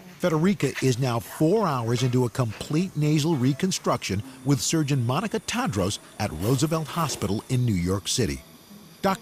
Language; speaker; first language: English; native; English